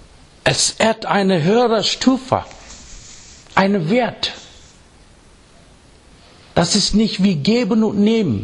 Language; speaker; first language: German; non-native, fluent; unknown